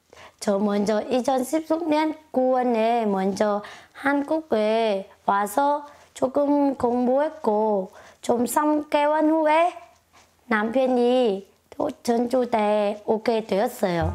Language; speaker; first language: Korean; non-native, fluent; Vietnamese